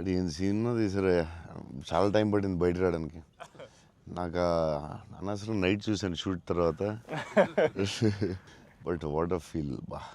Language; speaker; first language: Telugu; native; Telugu